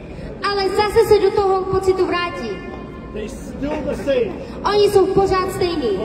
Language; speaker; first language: Czech; non-native, fluent; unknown